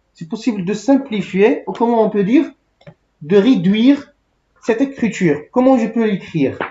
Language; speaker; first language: French; non-native, local second language; Arabic